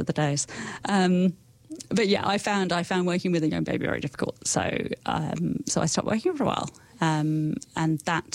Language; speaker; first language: English; native; English